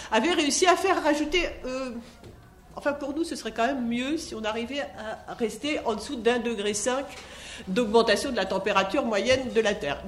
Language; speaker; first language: French; native; French